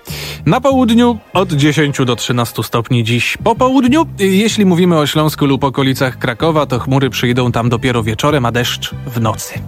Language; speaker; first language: Polish; native; Polish